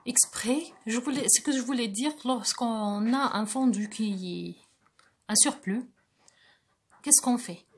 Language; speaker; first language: French; non-native, local second language; Arabic